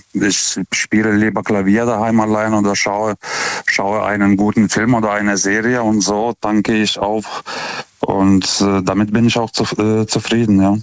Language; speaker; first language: German; native; German